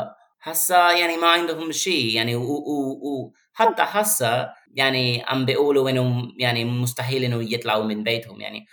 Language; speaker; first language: Arabic; non-native, fluent; English